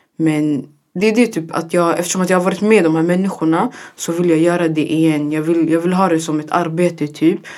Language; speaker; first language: Swedish; early bilingual, other home language; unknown